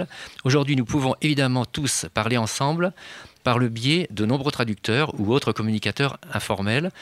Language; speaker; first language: French; native; French